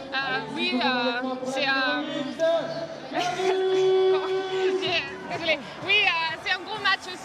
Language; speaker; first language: French; non-native, learner; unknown